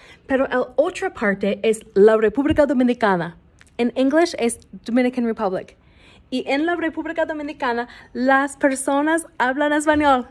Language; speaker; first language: Spanish; non-native, learner; English